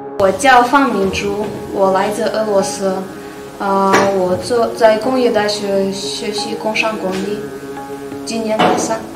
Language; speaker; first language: Chinese; non-native, fluent; Russian